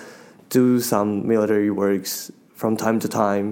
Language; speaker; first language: English; non-native, fluent; Chinese